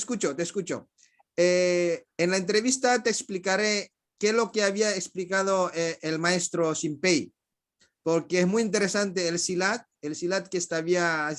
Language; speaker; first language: Spanish; non-native, fluent; Indonesian